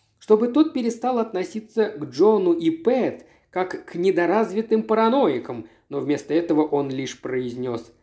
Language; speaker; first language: Russian; native; Russian